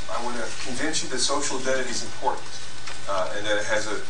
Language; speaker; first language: English; native; English